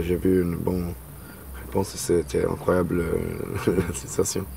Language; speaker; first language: French; non-native, learner; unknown